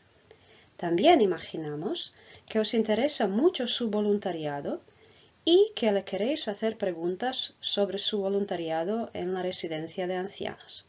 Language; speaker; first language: Spanish; non-native, fluent; Croatian